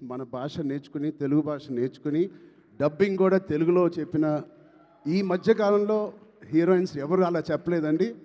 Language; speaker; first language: Telugu; native; Telugu